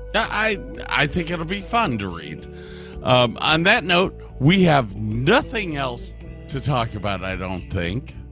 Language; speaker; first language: English; native; English